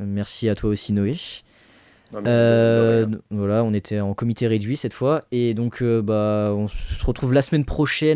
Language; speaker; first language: French; native; French